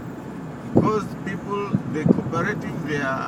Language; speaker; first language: English; non-native, local second language; Swahili